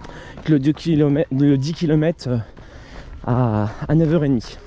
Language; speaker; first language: French; native; French